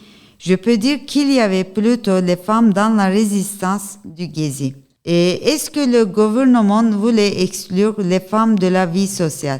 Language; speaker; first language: French; non-native, learner; Turkish